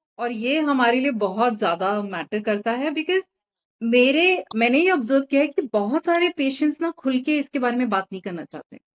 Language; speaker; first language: Hindi; native; Hindi